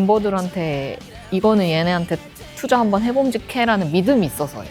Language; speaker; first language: Korean; native; Korean